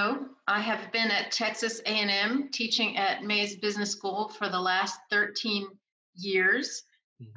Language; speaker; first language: English; native; English